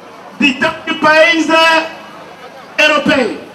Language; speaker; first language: Italian; non-native, fluent; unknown